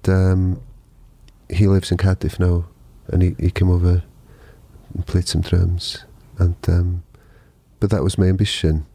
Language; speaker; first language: English; non-native, local second language; Welsh